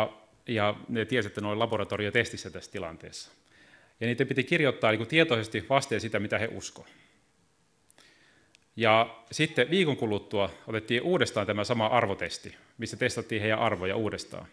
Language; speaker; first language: Finnish; native; Finnish